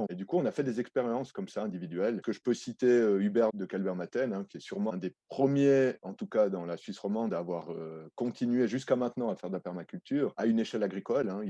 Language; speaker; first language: French; native; French